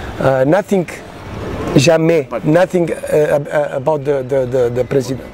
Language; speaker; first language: English; non-native, learner; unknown